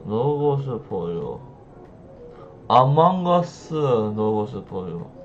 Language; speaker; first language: Korean; non-native, learner; English